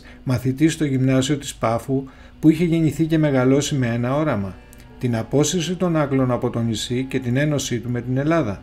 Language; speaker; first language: Greek; native; Greek